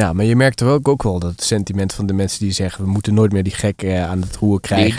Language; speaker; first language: Dutch; native; Dutch